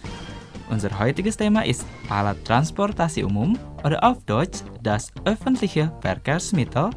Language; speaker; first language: German; non-native, fluent; Indonesian